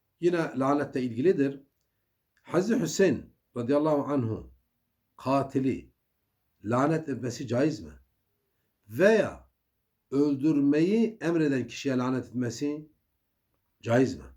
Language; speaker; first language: Turkish; native; Turkish